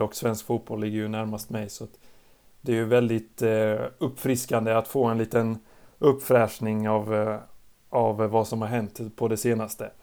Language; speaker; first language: Swedish; native; Swedish